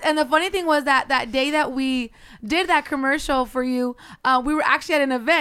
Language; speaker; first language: English; native; English